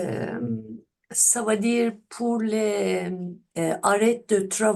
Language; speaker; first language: French; non-native, learner; Turkish